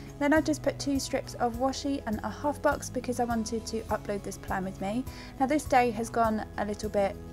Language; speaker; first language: English; native; English